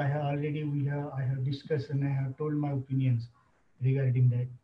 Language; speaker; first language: English; non-native, local second language; Marathi